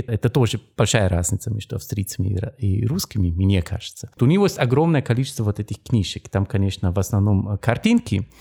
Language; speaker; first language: Russian; non-native, fluent; German